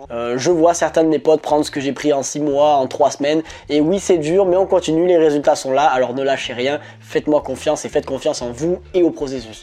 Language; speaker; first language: French; native; French